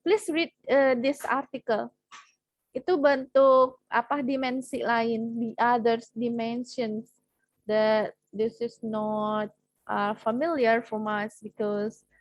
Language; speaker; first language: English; non-native, fluent; Indonesian